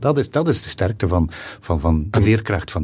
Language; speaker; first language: Dutch; native; Dutch